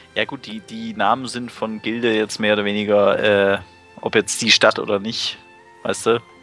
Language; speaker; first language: German; native; German